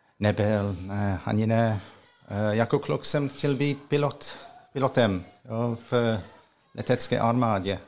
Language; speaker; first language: Czech; non-native, learner; English